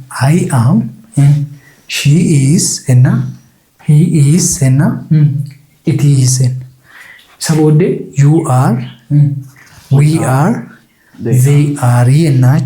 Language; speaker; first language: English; non-native, local second language; Oromo